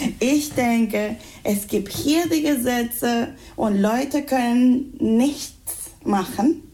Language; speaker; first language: German; non-native, learner; Spanish